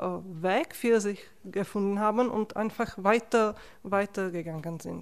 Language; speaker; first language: German; non-native, fluent; Czech